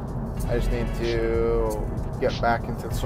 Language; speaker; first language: English; native; English